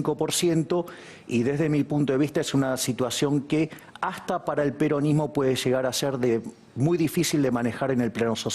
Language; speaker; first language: Spanish; native; Spanish